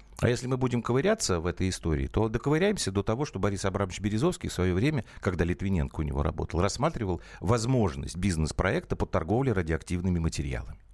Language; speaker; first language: Russian; native; Russian